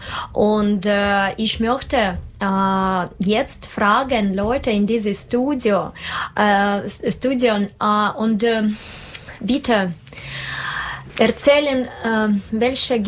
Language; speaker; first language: German; non-native, learner; Russian